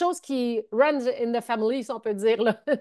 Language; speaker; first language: French; native; French